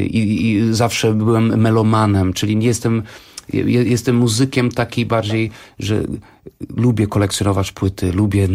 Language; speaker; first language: Polish; non-native, fluent; Portuguese